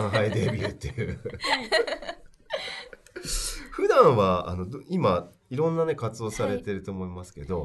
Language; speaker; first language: Japanese; native; Japanese